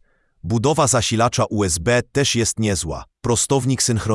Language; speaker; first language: Polish; native; Polish